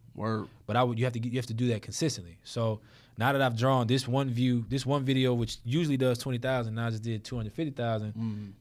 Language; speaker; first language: English; native; English